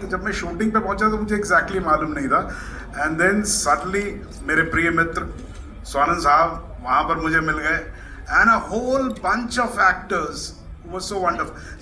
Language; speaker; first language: Hindi; native; Hindi